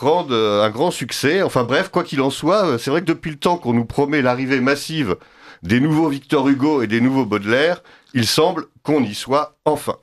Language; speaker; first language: French; native; French